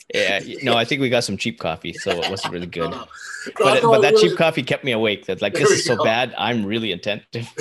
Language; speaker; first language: English; early bilingual, other home language; Hindi